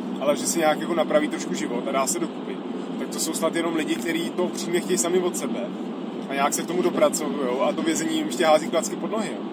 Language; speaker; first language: Czech; native; Czech